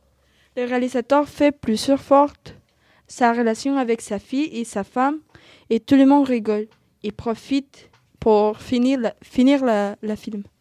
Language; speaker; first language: French; non-native, learner; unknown